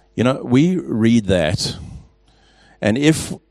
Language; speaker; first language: English; native; English